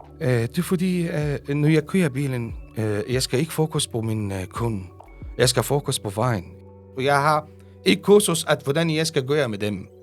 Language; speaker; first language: Danish; non-native, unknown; Arabic